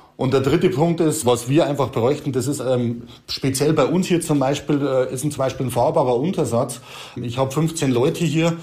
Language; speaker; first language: German; native; German